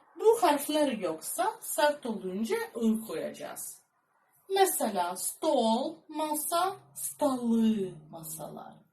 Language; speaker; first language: Turkish; non-native, fluent; Russian